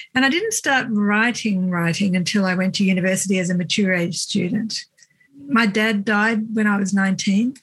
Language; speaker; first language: English; native; English